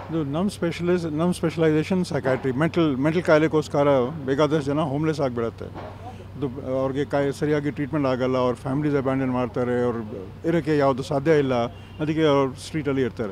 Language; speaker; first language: Kannada; non-native, fluent; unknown